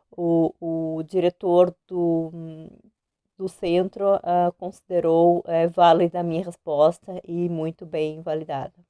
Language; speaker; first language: Portuguese; native; Portuguese